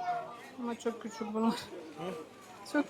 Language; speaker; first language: Turkish; non-native, learner; Russian